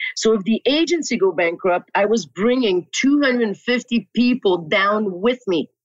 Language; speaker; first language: English; non-native, local second language; French